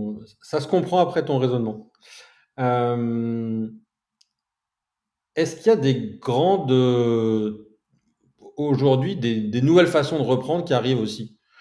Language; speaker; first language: French; native; French